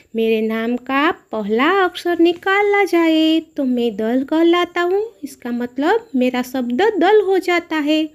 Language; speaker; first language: Hindi; non-native, local second language; Gujarati